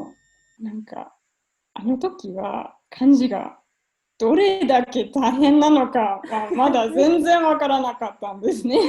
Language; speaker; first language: Japanese; non-native, fluent; German